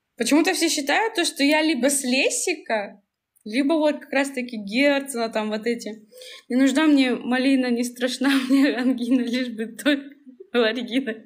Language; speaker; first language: Russian; native; Russian